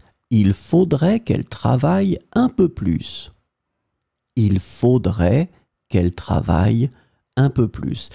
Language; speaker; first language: French; native; French